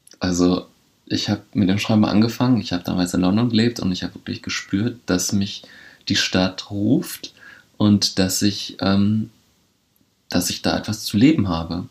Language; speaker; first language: German; early bilingual, other home language; Polish